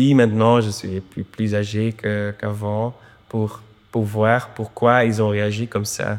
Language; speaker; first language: French; non-native, learner; Dutch